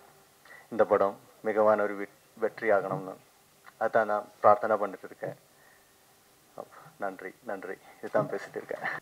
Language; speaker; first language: Tamil; non-native, learner; Malayalam